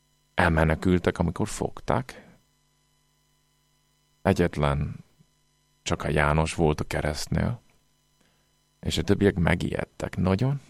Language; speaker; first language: Hungarian; non-native, fluent; English